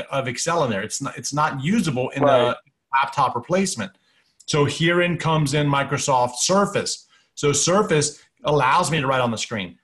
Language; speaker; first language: English; native; English